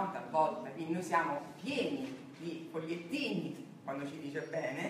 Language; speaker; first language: Italian; native; Italian